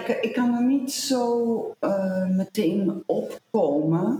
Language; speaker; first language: Dutch; early bilingual, heritage; Dutch